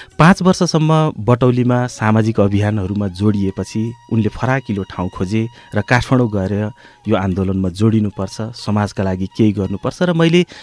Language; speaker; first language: Nepali; native; Nepali